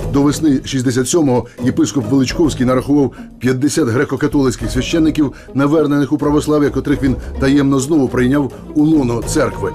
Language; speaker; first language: Ukrainian; native; Ukrainian